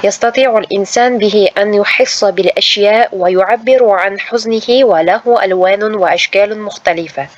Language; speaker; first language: Arabic; non-native, fluent; Uzbek